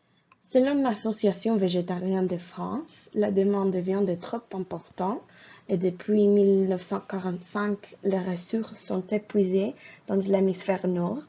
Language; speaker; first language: French; non-native, fluent; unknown